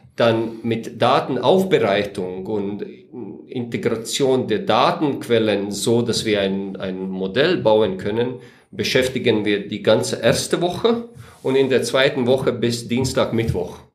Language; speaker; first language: German; non-native, fluent; Latvian